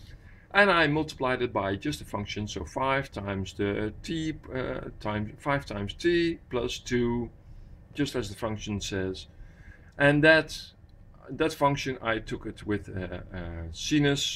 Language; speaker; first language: English; non-native, fluent; Dutch